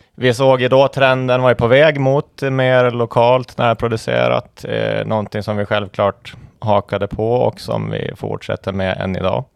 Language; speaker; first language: Swedish; native; Swedish